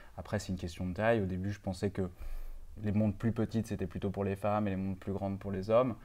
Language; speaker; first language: French; native; French